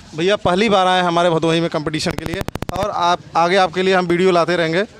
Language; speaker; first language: Hindi; native; Hindi